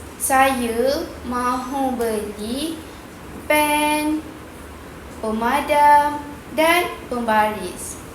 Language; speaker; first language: Malay; native; Malay